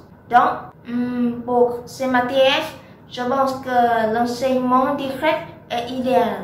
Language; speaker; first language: French; non-native, learner; Vietnamese